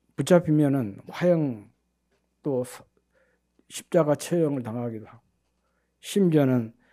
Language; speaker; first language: Korean; native; Korean